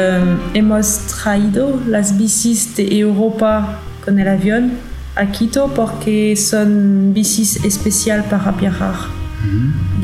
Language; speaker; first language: Spanish; non-native, learner; French